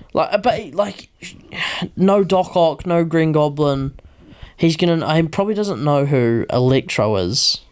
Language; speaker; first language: English; native; English